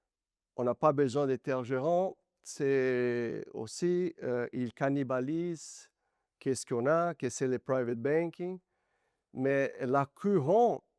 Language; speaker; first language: French; non-native, fluent; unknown